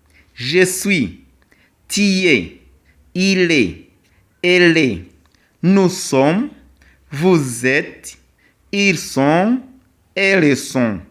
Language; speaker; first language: French; non-native, local second language; Kinyarwanda